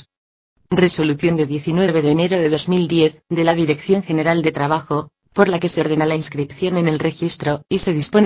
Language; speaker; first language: Spanish; native; Spanish